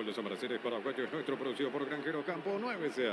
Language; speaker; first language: Spanish; native; Spanish